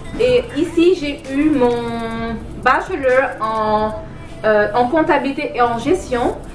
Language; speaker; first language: French; non-native, local second language; Wolof